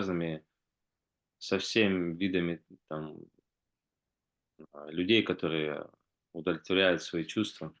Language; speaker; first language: Russian; native; Russian